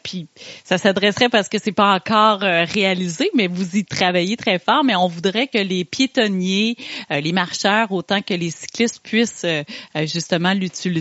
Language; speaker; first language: French; native; French